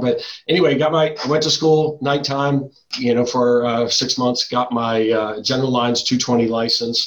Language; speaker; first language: English; early bilingual, other home language; Dutch